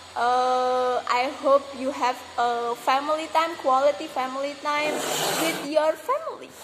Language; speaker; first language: English; non-native, fluent; Indonesian